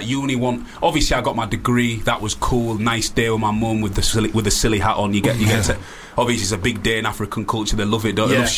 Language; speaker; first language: English; native; English